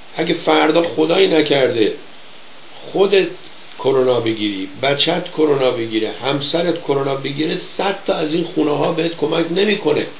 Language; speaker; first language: Persian; native; Persian